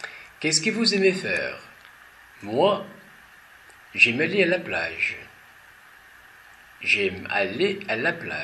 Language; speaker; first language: French; non-native, fluent; Portuguese